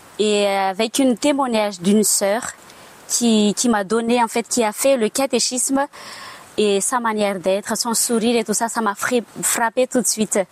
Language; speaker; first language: French; non-native, local second language; Malagasy